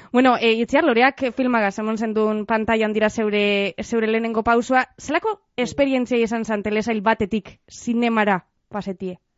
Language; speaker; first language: Basque; native; Basque